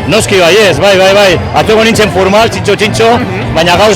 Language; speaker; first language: Basque; non-native, local second language; Spanish